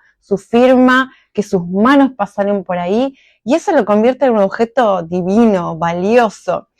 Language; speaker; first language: Spanish; native; Spanish